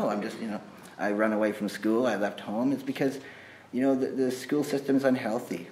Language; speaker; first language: English; native; English